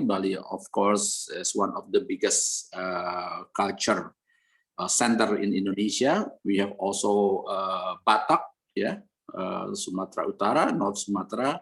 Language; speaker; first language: English; non-native, learner; Indonesian